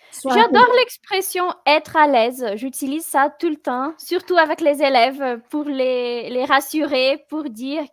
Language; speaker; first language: French; non-native, fluent; Portuguese